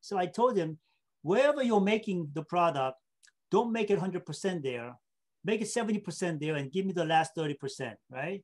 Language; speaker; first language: English; non-native, fluent; Korean